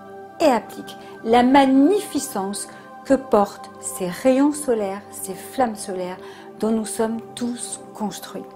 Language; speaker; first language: French; native; French